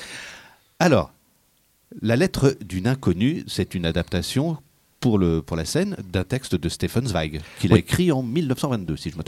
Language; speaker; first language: French; native; French